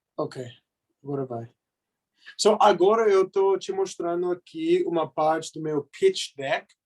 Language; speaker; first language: Portuguese; non-native, fluent; English